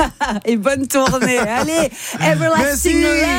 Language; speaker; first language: French; native; French